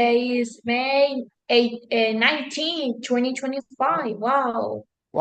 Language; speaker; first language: English; non-native, learner; Spanish